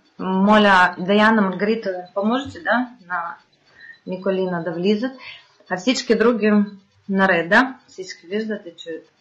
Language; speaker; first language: Bulgarian; non-native, fluent; Russian